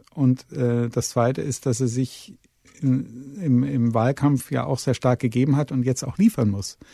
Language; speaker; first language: German; native; German